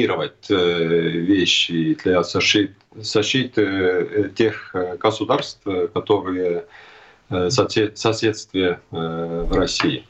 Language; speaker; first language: Russian; non-native, fluent; Estonian